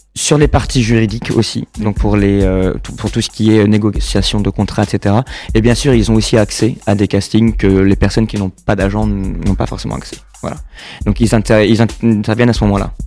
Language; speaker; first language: French; native; French